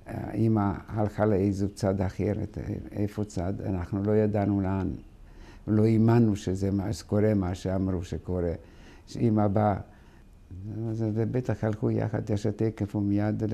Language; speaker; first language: Hebrew; non-native, fluent; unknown